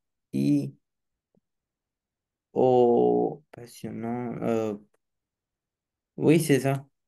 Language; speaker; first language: French; non-native, learner; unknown